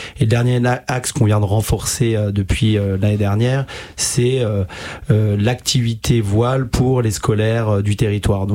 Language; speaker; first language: French; native; French